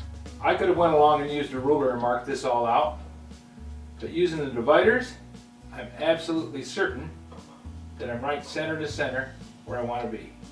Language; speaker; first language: English; native; English